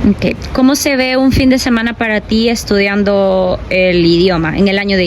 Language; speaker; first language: Spanish; native; Spanish